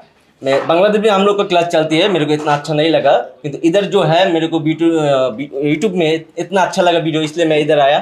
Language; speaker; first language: Hindi; non-native, fluent; Bangla